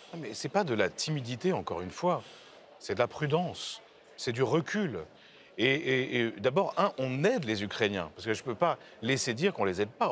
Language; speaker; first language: French; native; French